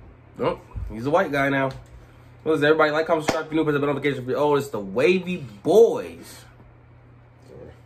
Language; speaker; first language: English; native; English